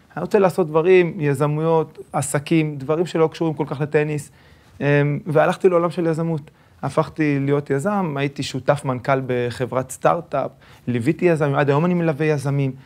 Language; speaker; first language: Hebrew; early bilingual, other home language; Spanish